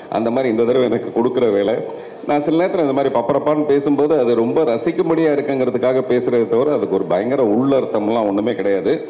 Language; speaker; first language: Tamil; native; Tamil